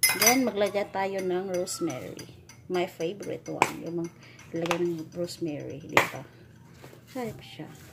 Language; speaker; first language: Filipino; non-native, local second language; Cebuano